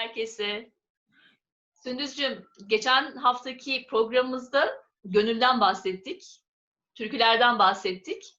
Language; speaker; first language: Turkish; native; Turkish